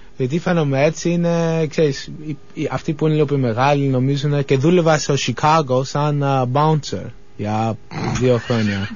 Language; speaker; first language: Greek; early bilingual, heritage; Greek